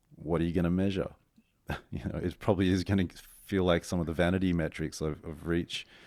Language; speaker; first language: English; native; English